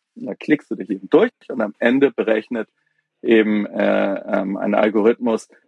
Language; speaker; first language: German; native; German